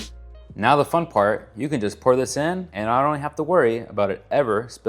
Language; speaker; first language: English; native; English